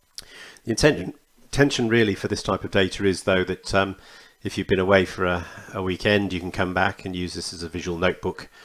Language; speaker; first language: English; native; English